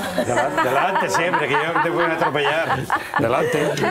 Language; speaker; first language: Spanish; native; Spanish